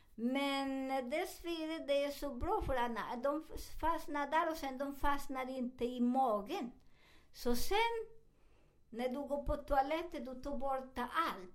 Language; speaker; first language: Swedish; non-native, learner; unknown